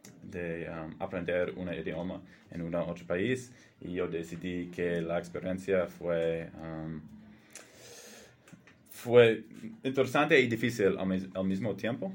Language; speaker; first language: Spanish; non-native, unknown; English